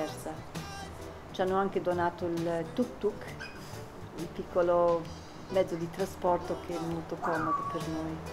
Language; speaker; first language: Italian; early bilingual, heritage; Italian